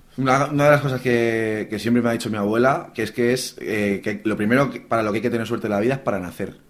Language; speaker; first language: Spanish; native; Spanish